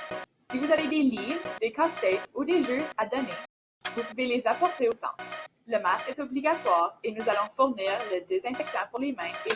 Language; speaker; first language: French; native; French